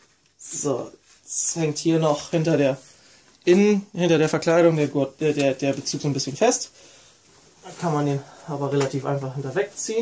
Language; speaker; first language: German; native; German